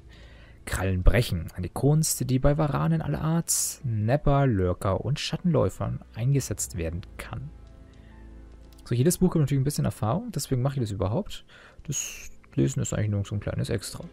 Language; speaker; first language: German; native; German